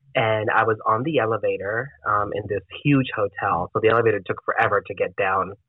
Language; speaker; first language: English; non-native, fluent; Spanish